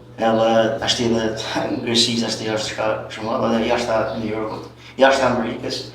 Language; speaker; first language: Albanian; early bilingual, heritage; Albanian